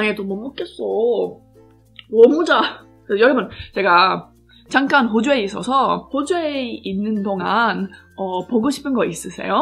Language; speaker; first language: Korean; non-native, fluent; English